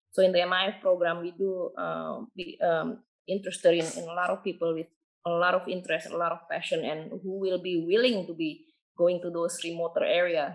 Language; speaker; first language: English; non-native, fluent; Indonesian